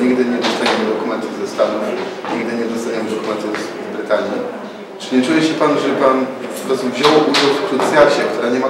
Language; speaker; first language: Polish; native; Polish